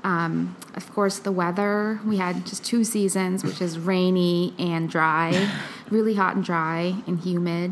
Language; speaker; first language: English; early bilingual, other home language; Filipino